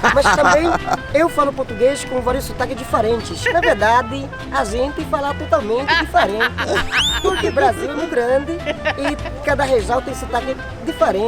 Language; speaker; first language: Portuguese; non-native, fluent; Khmer